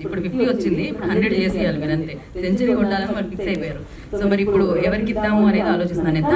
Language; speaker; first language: Telugu; native; Telugu